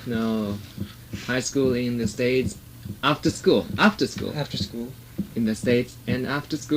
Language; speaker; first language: English; non-native, learner; Japanese